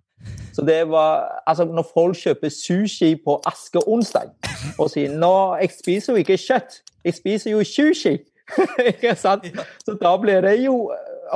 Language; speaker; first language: Norwegian; non-native, fluent; Vietnamese